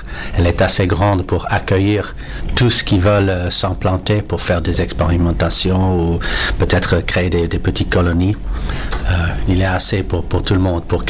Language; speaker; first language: French; non-native, fluent; English